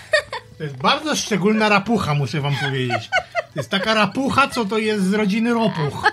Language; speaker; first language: Polish; native; Polish